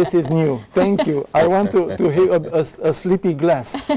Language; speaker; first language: English; non-native, fluent; Romanian